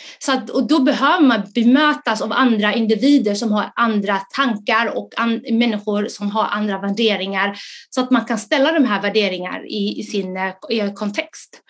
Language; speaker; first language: Swedish; early bilingual, other home language; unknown